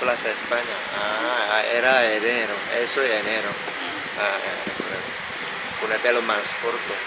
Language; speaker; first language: Spanish; non-native, fluent; Korean